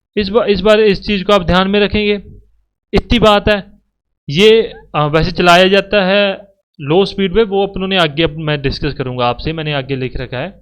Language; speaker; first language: Hindi; native; Hindi